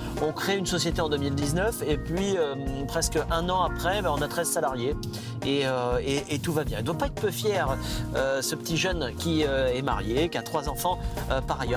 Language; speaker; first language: French; native; French